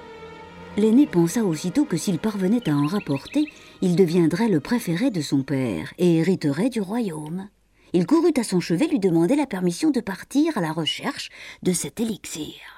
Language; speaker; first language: French; native; French